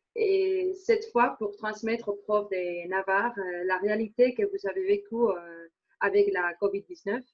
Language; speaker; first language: French; non-native, fluent; Spanish